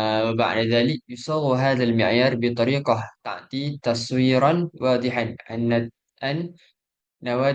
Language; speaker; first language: Arabic; non-native, learner; Malay